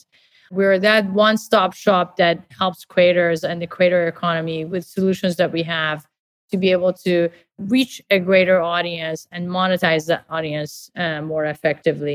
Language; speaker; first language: English; non-native, fluent; Persian